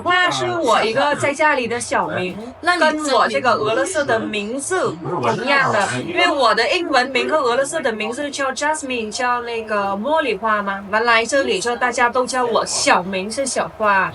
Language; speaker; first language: Chinese; non-native, fluent; Vietnamese